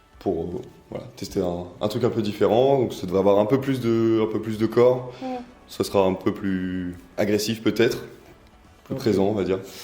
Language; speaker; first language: French; native; French